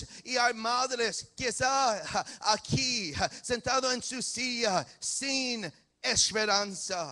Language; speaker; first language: Spanish; early bilingual, heritage; English